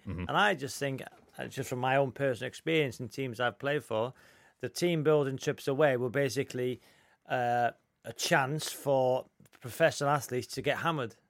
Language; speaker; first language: English; native; English